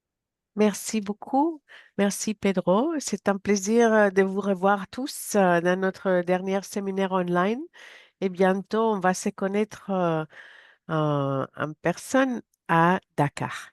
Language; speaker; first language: French; non-native, fluent; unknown